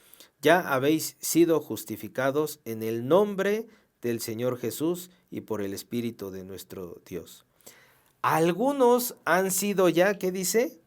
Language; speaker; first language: Spanish; native; Spanish